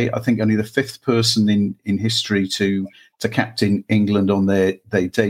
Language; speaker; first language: English; native; English